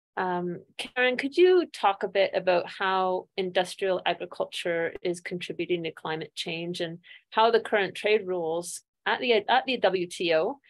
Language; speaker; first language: English; native; English